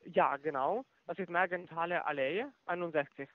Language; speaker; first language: German; non-native, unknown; Russian